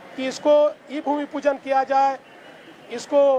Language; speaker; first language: Hindi; non-native, local second language; Marathi